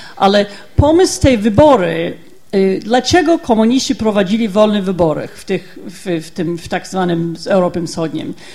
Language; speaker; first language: Polish; non-native, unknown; English